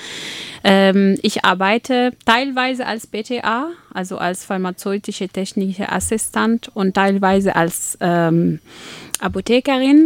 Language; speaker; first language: German; non-native, fluent; Arabic